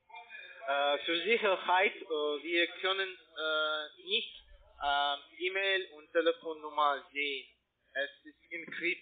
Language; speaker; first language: German; non-native, learner; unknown